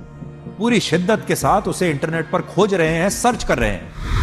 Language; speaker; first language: Hindi; native; Hindi